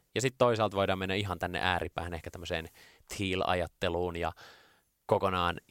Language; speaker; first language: Finnish; native; Finnish